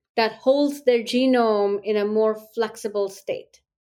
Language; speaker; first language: English; non-native, local second language; Hindi